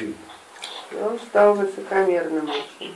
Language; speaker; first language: Russian; native; Russian